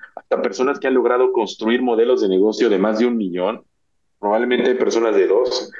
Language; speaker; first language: Spanish; native; Spanish